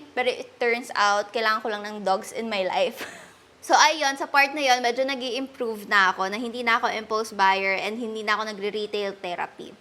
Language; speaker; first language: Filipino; native; Filipino